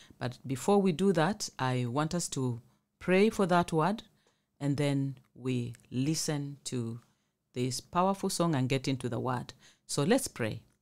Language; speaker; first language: English; non-native, local second language; Swahili